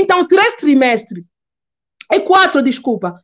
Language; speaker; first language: Portuguese; non-native, fluent; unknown